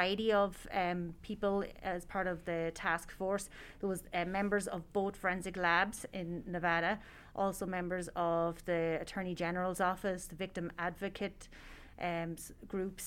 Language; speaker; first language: English; native; English